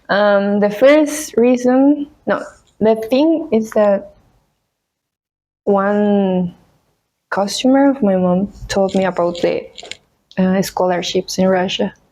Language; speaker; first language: English; non-native, fluent; Spanish